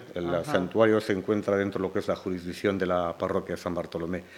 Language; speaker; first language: Spanish; native; Spanish